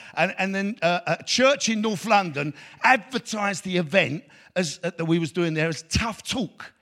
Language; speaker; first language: English; native; English